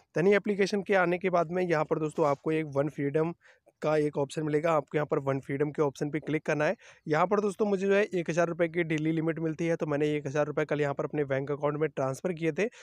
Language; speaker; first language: Hindi; native; Hindi